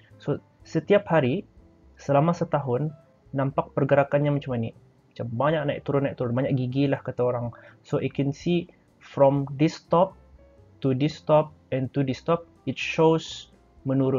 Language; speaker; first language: English; non-native, local second language; Malay